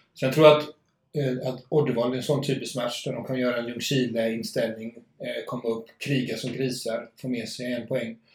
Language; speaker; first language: Swedish; native; Swedish